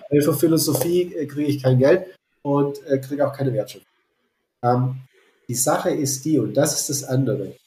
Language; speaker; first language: German; native; German